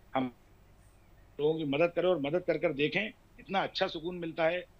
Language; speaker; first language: Hindi; native; Hindi